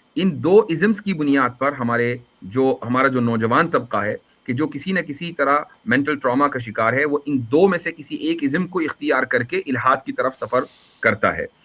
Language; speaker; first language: Urdu; native; Urdu